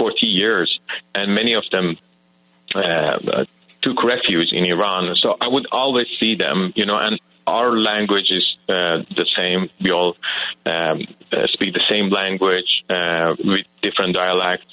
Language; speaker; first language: English; non-native, fluent; Persian